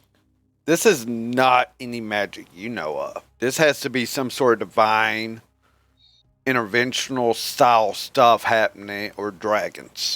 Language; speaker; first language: English; native; English